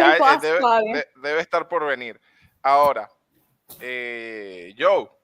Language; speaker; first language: Spanish; native; Spanish